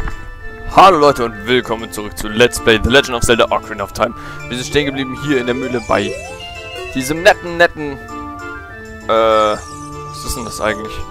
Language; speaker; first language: German; native; German